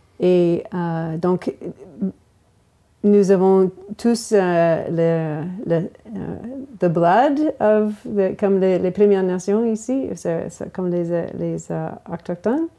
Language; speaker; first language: French; non-native, local second language; English